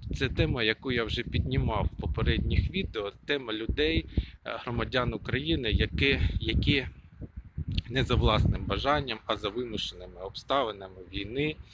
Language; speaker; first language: Ukrainian; non-native, local second language; Russian